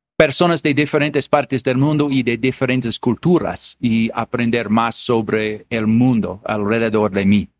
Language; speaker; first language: Spanish; non-native, fluent; English